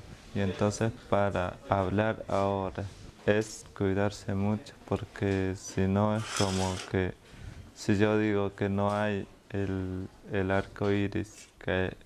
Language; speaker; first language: Spanish; non-native, local second language; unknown